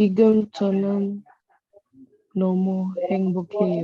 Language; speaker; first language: Korean; non-native, learner; Indonesian